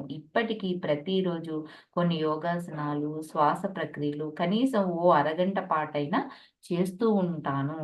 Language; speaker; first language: Telugu; native; Telugu